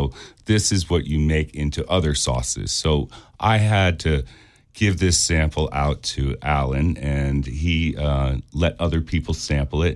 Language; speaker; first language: English; native; English